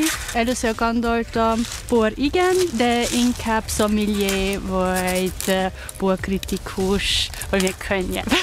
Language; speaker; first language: Hungarian; non-native, learner; German